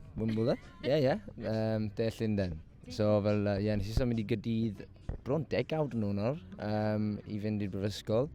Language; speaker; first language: Welsh; non-native, local second language; English